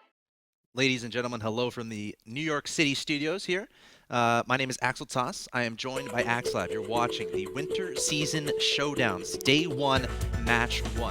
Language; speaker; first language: English; native; English